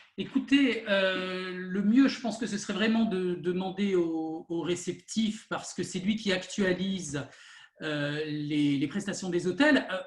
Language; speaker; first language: French; native; French